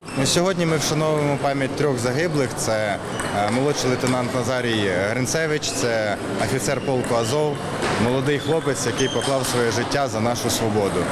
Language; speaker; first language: Ukrainian; native; Ukrainian